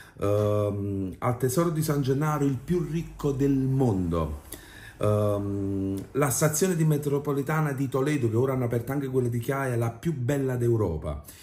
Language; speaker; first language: Italian; native; Italian